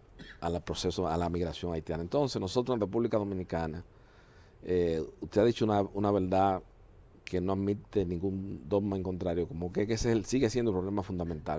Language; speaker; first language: Spanish; native; Spanish